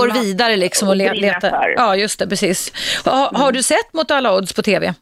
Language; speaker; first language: Swedish; native; Swedish